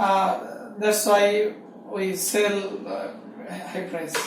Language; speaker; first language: English; non-native, learner; Bangla